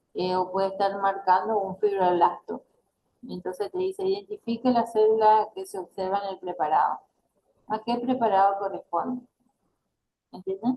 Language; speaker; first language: Spanish; native; Spanish